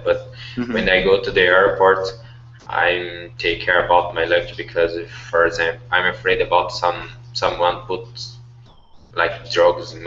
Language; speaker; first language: English; non-native, learner; Portuguese